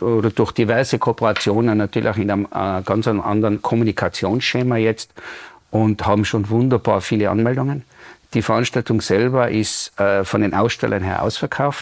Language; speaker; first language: German; native; German